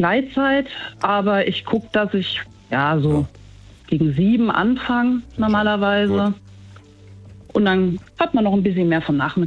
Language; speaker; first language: German; native; German